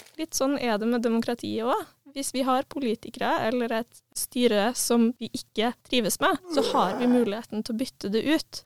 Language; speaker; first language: Norwegian; native; Norwegian